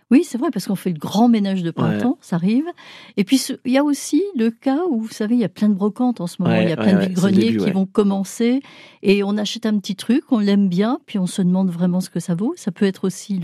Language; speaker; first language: French; native; French